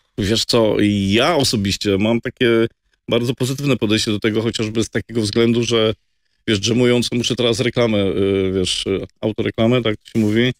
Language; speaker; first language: Polish; native; Polish